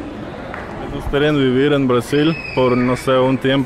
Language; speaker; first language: Spanish; non-native, fluent; Russian